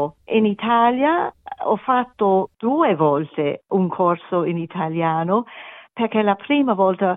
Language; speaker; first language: Italian; non-native, learner; German